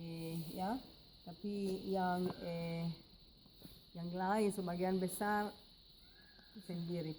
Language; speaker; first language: Indonesian; non-native, fluent; Hebrew